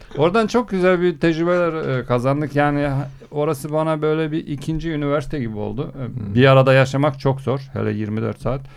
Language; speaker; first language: Turkish; early bilingual, heritage; Turkish